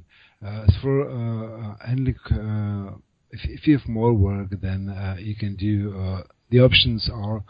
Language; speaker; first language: English; non-native, fluent; Czech